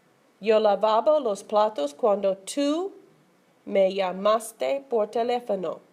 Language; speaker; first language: Spanish; non-native, fluent; English